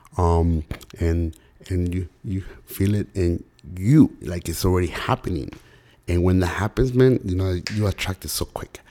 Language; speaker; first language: English; early bilingual, other home language; Spanish